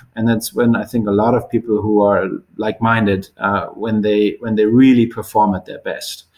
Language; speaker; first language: English; non-native, fluent; German